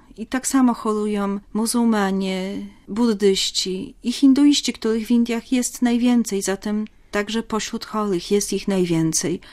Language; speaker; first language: Polish; native; Polish